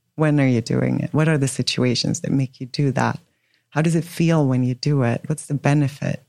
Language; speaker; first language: English; non-native, fluent; Swedish